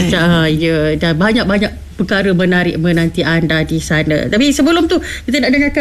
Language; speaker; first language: Malay; native; Malay